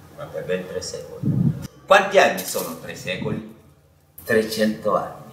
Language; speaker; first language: Italian; non-native, fluent; Wolof